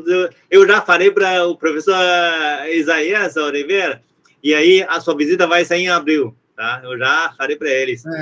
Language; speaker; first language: Portuguese; non-native, fluent; Chinese